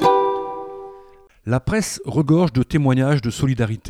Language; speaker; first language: French; native; French